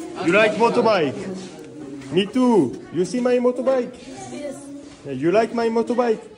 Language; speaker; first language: English; non-native, learner; French